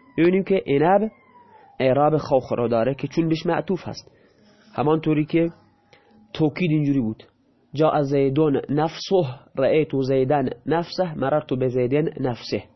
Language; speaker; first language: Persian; non-native, local second language; Baluchi